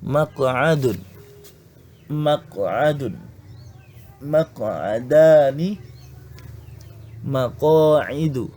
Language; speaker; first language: Arabic; non-native, fluent; Indonesian